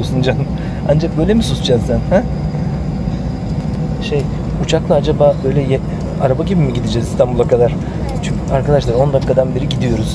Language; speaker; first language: Turkish; native; Turkish